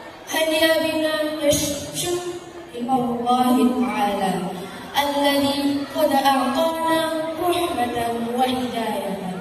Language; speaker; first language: Arabic; non-native, learner; Indonesian